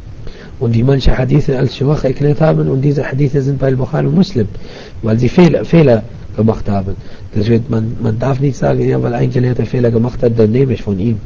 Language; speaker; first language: German; non-native, fluent; Arabic